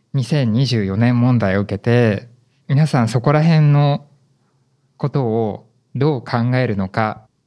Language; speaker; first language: Japanese; native; Japanese